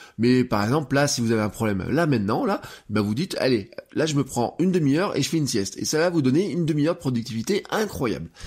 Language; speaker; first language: French; native; French